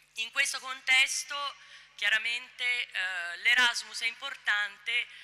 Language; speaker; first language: Italian; native; Italian